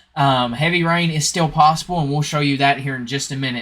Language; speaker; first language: English; native; English